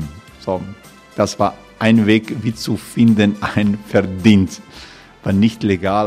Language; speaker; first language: German; non-native, learner; Croatian